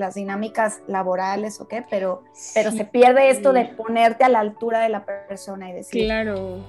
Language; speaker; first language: Spanish; native; Spanish